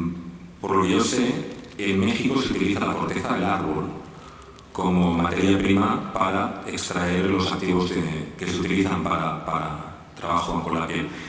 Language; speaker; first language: Spanish; native; Spanish